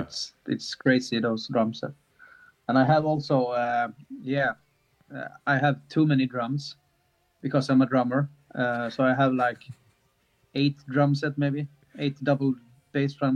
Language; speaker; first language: English; non-native, fluent; Swedish